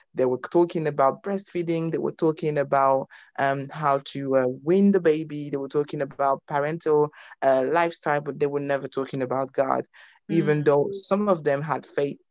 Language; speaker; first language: English; non-native, fluent; French